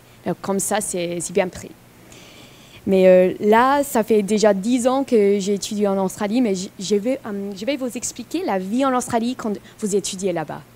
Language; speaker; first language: French; non-native, fluent; English